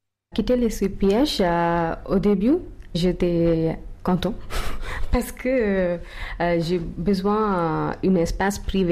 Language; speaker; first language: French; non-native, learner; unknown